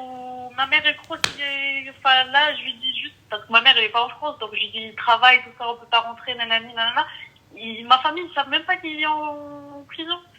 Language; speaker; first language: French; early bilingual, other home language; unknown